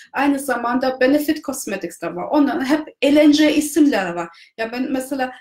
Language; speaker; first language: Turkish; non-native, fluent; German